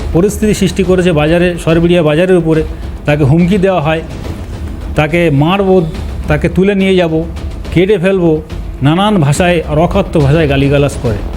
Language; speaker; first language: Bangla; native; Bangla